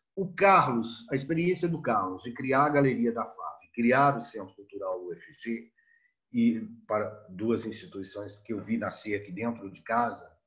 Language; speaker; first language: Portuguese; native; Portuguese